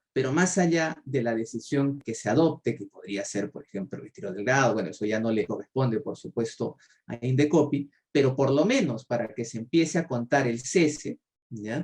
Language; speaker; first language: Spanish; native; Spanish